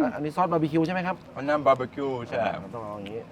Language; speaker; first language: Thai; non-native, fluent; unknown